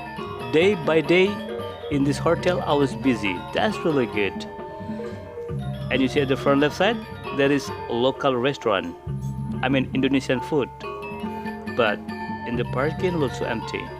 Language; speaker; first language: English; non-native, local second language; Indonesian